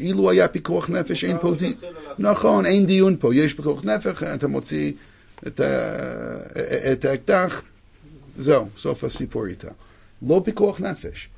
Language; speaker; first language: Hebrew; non-native, fluent; English